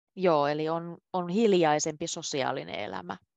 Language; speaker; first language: Finnish; native; Finnish